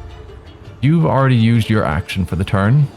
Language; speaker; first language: English; native; English